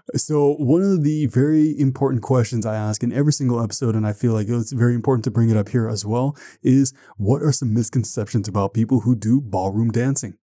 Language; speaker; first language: English; native; English